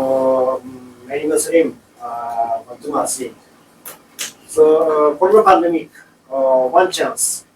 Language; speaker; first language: English; non-native, learner; Japanese